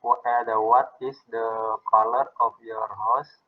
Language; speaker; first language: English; non-native, fluent; Indonesian